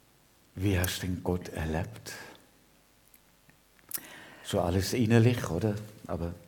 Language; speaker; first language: German; native; German